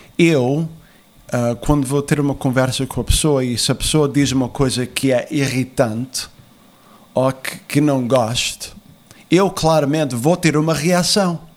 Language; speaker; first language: Portuguese; early bilingual, heritage; Portuguese